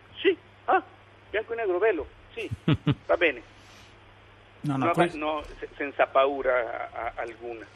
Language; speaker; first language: Italian; non-native, learner; Spanish